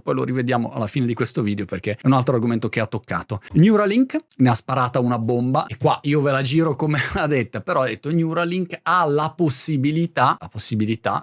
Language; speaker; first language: Italian; native; Italian